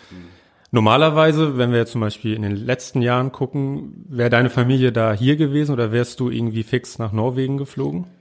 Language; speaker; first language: German; native; German